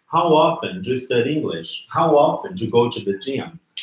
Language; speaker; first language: English; non-native, fluent; Portuguese